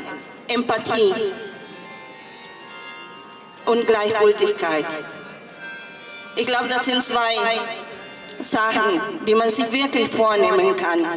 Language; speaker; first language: German; non-native, fluent; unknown